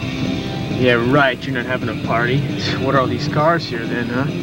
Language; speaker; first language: English; native; English